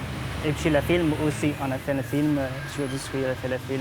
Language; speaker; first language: French; non-native, fluent; Chinese